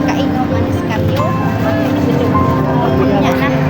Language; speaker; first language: Filipino; native; Filipino